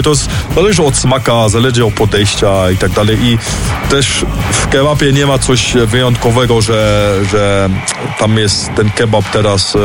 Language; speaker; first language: Polish; early bilingual, heritage; German